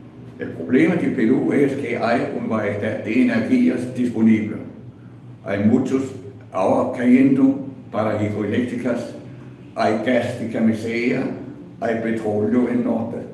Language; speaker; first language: Spanish; non-native, fluent; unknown